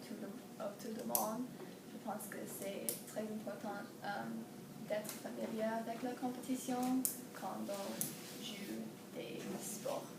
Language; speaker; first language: French; non-native, learner; English